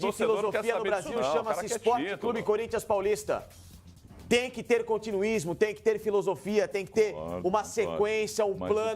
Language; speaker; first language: Portuguese; native; Portuguese